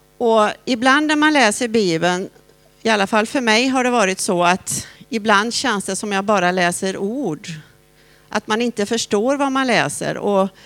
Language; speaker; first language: Swedish; native; Swedish